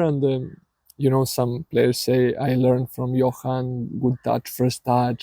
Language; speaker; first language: English; non-native, learner; Serbian